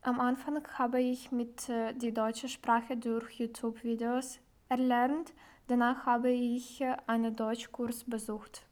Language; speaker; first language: German; non-native, learner; Ukrainian